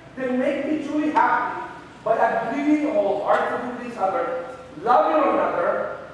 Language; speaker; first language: English; non-native, local second language; Filipino